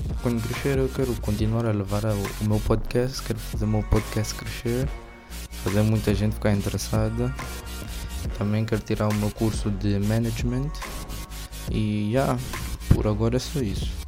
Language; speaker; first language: Portuguese; early bilingual, heritage; Portuguese